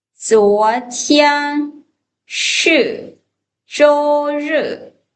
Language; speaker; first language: Chinese; non-native, fluent; Lao